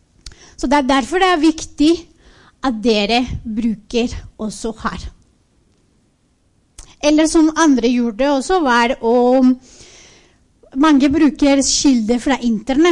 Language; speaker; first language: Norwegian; non-native, fluent; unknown